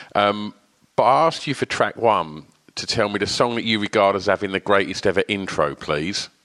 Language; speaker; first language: English; native; English